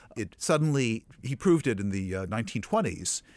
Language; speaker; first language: English; native; English